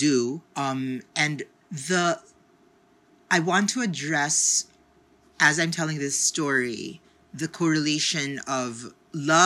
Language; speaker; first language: English; non-native, local second language; Filipino